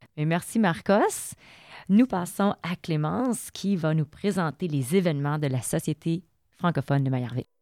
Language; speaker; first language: French; native; French